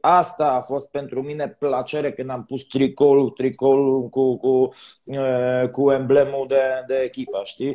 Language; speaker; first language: Romanian; non-native, learner; Polish